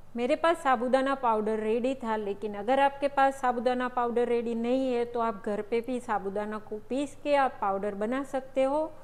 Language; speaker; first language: Hindi; non-native, local second language; Gujarati